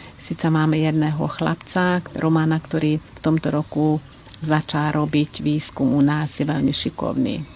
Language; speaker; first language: Slovak; early bilingual, heritage; Slovak